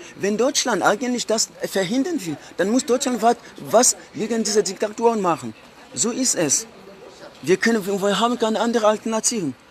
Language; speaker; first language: German; non-native, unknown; French